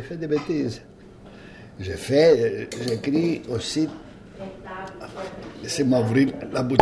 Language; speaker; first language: French; non-native, fluent; Greek